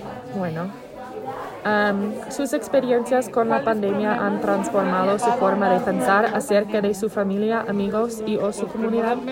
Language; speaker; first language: Spanish; non-native, learner; English